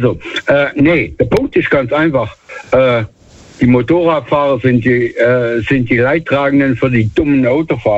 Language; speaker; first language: German; native; German